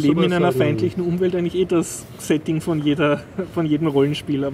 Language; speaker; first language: German; native; German